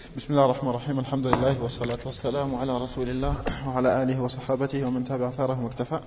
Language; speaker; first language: Arabic; non-native, fluent; French